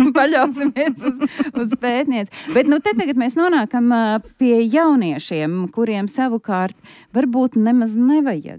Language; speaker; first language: Latvian; native; Latvian